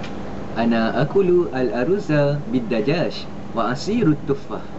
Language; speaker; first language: Arabic; non-native, learner; Malay